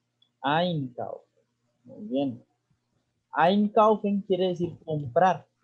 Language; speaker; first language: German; non-native, fluent; Spanish